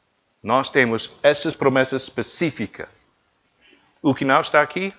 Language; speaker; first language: Portuguese; non-native, learner; English